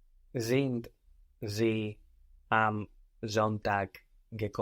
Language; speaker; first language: German; non-native, learner; English